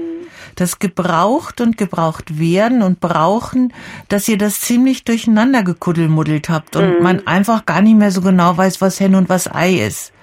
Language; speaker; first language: German; native; German